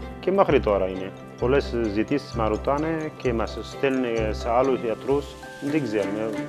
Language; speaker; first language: Greek; non-native, learner; Kurdish